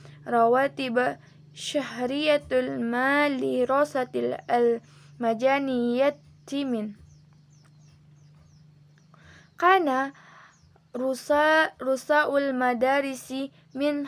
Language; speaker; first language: Arabic; non-native, learner; Indonesian